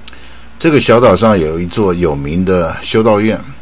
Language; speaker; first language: Chinese; native; Chinese